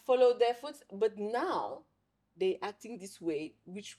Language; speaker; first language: English; non-native, fluent; French